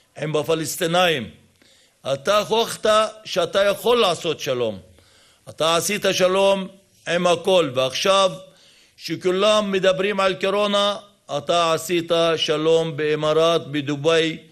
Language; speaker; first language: Hebrew; non-native, local second language; Arabic